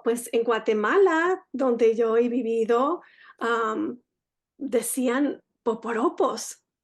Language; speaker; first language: Spanish; early bilingual, heritage; Spanish